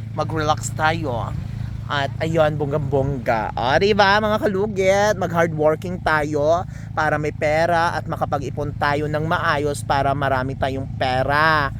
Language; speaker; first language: Filipino; non-native, local second language; Cebuano